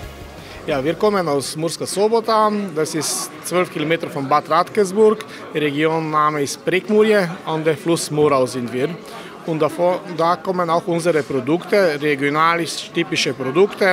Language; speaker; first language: German; non-native, fluent; Slovenian